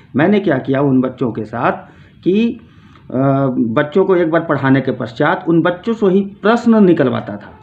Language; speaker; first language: Hindi; native; Hindi